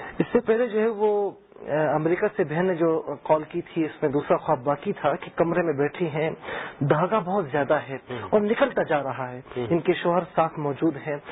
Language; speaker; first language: Urdu; native; Urdu